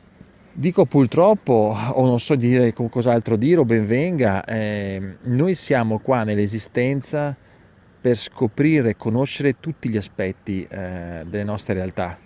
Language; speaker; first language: Italian; native; Italian